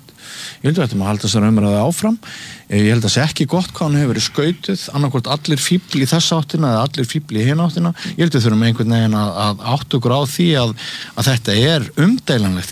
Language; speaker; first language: Icelandic; native; Icelandic